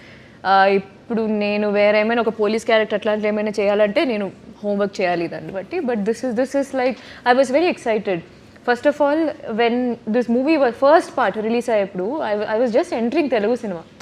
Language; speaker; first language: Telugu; non-native, learner; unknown